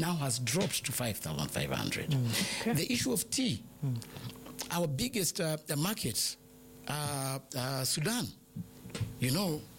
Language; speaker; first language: English; non-native, local second language; Luyia